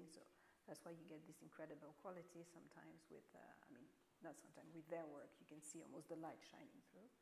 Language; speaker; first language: English; non-native, fluent; French